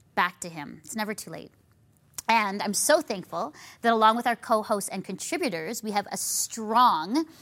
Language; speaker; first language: English; native; English